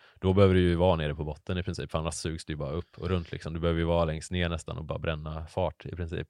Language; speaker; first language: Swedish; native; Swedish